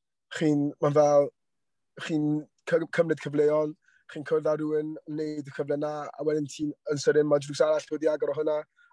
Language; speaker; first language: Welsh; non-native, local second language; English